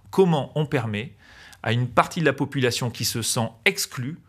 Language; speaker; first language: French; native; French